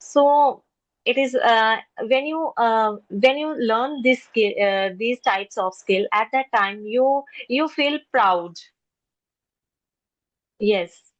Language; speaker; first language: English; non-native, learner; Hindi